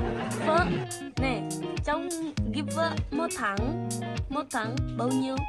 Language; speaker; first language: Vietnamese; non-native, learner; Indonesian